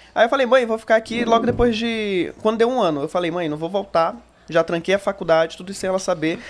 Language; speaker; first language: Portuguese; native; Portuguese